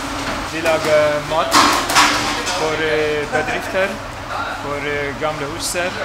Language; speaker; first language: Norwegian; non-native, learner; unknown